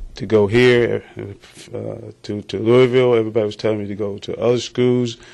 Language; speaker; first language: English; native; English